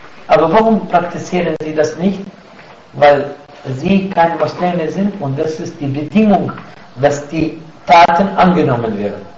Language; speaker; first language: German; non-native, fluent; Arabic